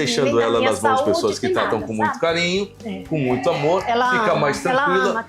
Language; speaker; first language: Portuguese; native; Portuguese